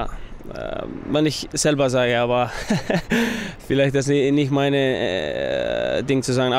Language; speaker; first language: German; non-native, fluent; Icelandic